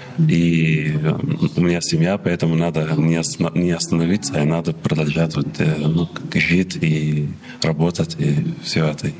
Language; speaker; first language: Russian; non-native, learner; Arabic